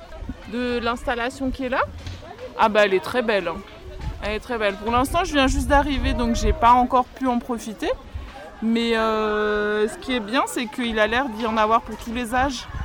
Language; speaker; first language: French; native; French